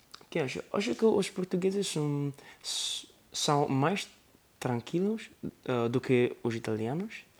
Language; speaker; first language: Portuguese; non-native, learner; Italian